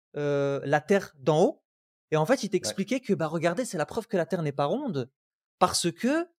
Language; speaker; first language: French; non-native, local second language; Arabic